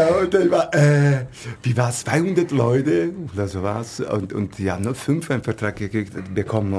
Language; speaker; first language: German; non-native, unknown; Italian